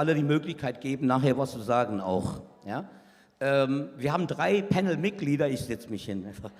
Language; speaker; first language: German; non-native, fluent; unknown